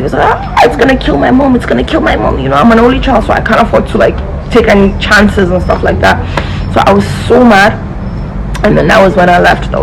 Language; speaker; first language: English; non-native, local second language; Hausa